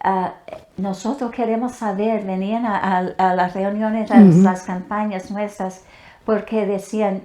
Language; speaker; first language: Spanish; non-native, fluent; English